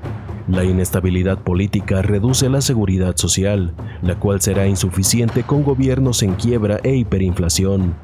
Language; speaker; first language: Spanish; native; Spanish